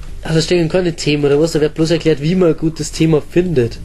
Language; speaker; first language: German; native; German